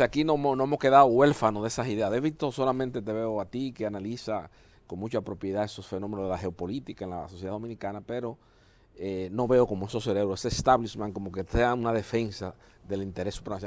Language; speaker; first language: Spanish; native; Spanish